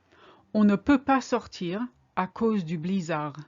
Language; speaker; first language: French; non-native, fluent; English